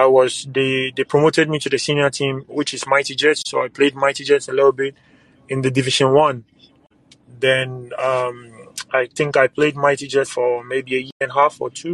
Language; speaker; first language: English; non-native, local second language; Ga